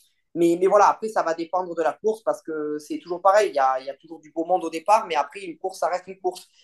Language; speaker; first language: French; native; French